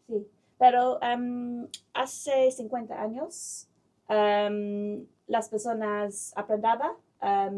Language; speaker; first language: Spanish; non-native, learner; English